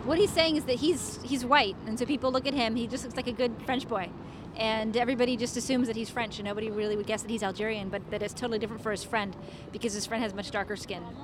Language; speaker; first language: English; native; English